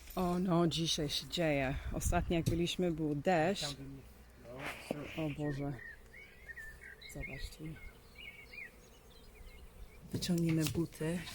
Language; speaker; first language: Polish; non-native, learner; English